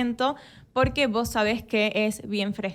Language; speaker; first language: Spanish; native; Spanish